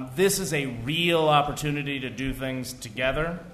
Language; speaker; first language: English; early bilingual, other home language; Spanish